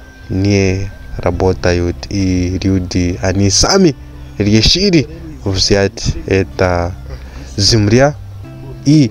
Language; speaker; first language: Russian; non-native, fluent; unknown